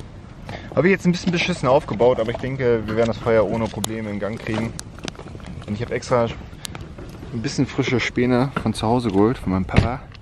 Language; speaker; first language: German; native; German